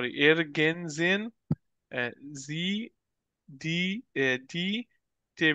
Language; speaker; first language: German; non-native, learner; Bangla